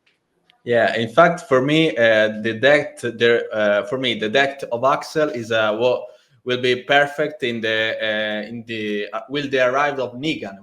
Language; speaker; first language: English; non-native, learner; Italian